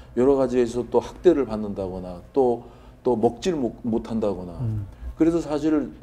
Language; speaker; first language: Korean; native; Korean